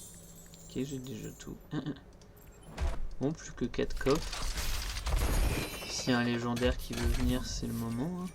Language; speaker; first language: French; native; French